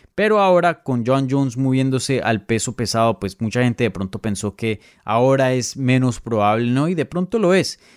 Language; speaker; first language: Spanish; native; Spanish